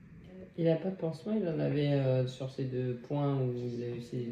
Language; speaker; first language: French; native; French